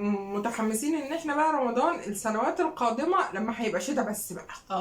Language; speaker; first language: Arabic; native; Arabic